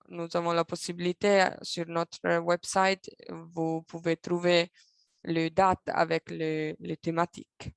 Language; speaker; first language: French; non-native, local second language; Italian